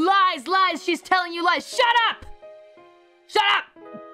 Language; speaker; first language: English; native; English